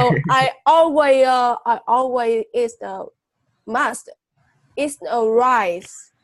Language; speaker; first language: English; non-native, learner; Vietnamese